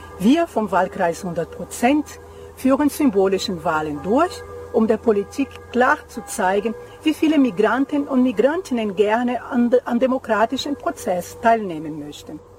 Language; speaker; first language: German; non-native, fluent; Portuguese